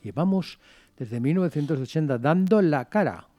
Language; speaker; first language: Spanish; non-native, local second language; Catalan